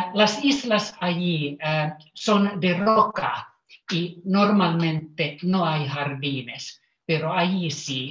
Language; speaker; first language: Spanish; non-native, fluent; Finnish